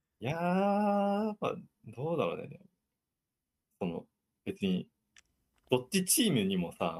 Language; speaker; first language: Japanese; native; Japanese